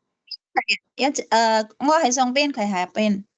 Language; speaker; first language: Cantonese; non-native, learner; Indonesian